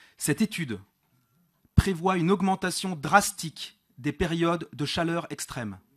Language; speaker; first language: French; native; French